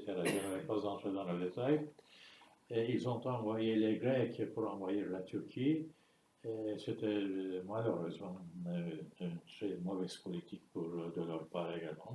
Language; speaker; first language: French; non-native, fluent; Turkish